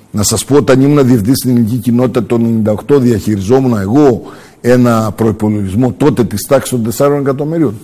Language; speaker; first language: Greek; early bilingual, heritage; Greek